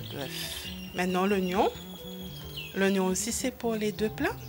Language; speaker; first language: French; non-native, local second language; Morisyen